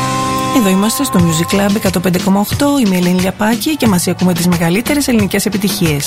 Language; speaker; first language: Greek; native; Greek